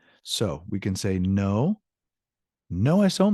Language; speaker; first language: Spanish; non-native, fluent; English